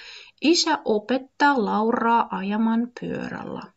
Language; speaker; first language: Finnish; non-native, fluent; Russian